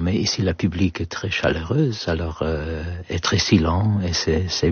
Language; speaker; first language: French; non-native, learner; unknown